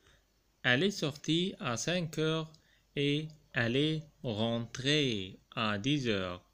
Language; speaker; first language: French; non-native, fluent; Arabic